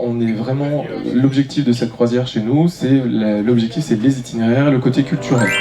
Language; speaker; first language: French; native; French